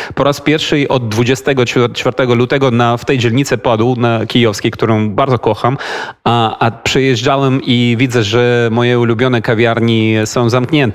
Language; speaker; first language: Polish; non-native, fluent; Ukrainian